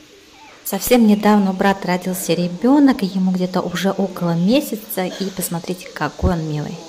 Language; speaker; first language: Russian; native; Russian